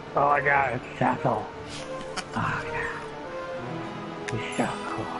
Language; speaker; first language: English; native; English